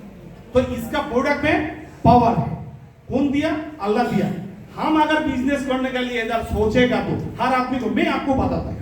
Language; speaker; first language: Hindi; non-native, local second language; Bangla